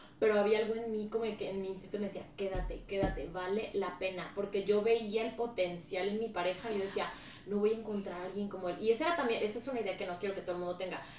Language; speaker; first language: Spanish; early bilingual, heritage; Spanish